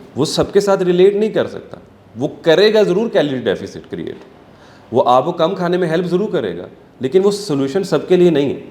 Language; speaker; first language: Urdu; native; Urdu